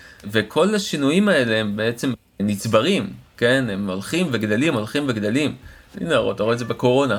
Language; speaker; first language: Hebrew; native; Hebrew